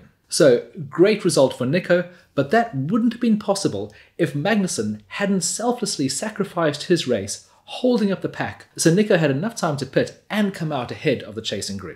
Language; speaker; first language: English; native; English